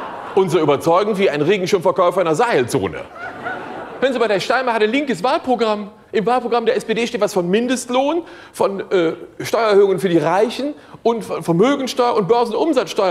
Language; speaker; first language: German; native; German